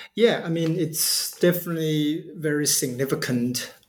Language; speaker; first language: English; non-native, fluent; Chinese